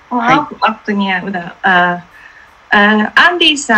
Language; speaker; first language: Japanese; non-native, learner; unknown